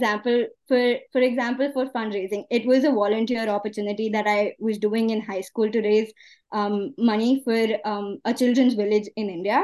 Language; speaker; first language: English; non-native, local second language; Hindi